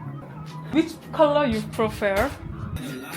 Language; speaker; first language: English; non-native, learner; Korean